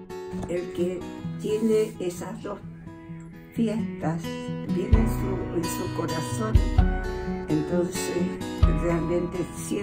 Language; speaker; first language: Spanish; early bilingual, other home language; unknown